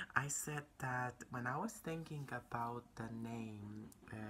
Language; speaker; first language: English; non-native, fluent; Polish